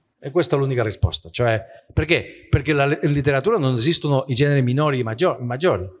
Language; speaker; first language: Italian; non-native, fluent; Spanish